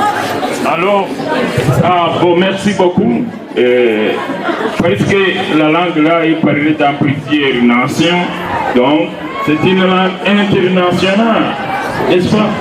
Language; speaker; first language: French; non-native, local second language; Kinyarwanda